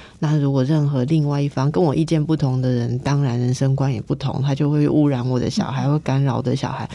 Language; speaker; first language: Chinese; native; Chinese